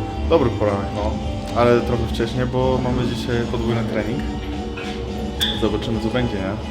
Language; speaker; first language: Polish; non-native, learner; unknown